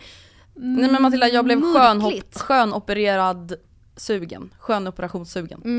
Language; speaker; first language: Swedish; native; Swedish